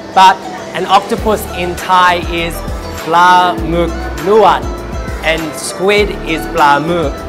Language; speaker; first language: English; native; English